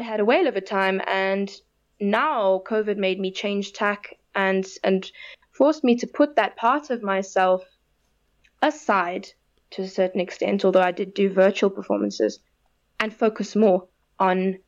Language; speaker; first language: English; native; English